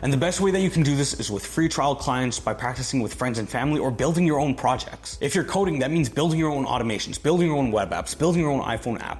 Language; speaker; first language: English; native; English